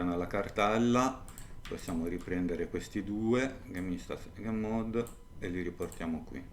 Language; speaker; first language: Italian; native; Italian